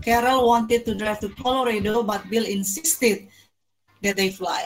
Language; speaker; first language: English; non-native, fluent; Indonesian